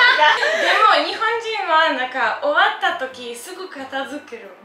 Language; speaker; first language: Japanese; non-native, learner; Russian